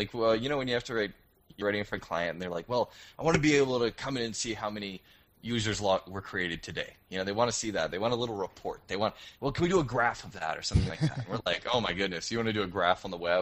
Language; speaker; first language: English; native; English